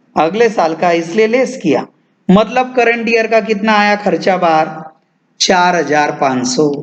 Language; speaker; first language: Hindi; non-native, local second language; Marathi